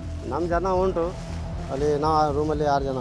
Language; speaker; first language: Kannada; non-native, learner; Hindi